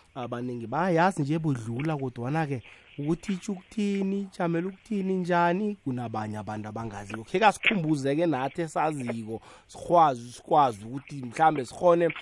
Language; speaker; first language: Zulu; non-native, local second language; South Ndebele